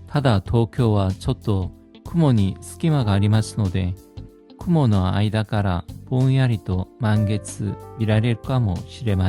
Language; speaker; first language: Japanese; non-native, fluent; Korean